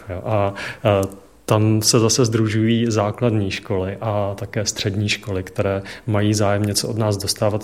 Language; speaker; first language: Czech; native; Czech